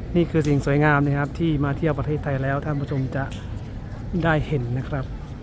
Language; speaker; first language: Thai; native; Thai